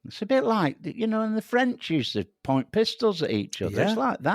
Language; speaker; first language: English; native; English